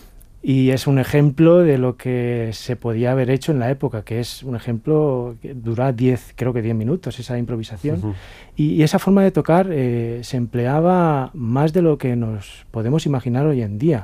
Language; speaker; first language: Spanish; native; Spanish